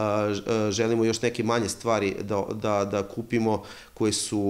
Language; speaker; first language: Serbian; native; Serbian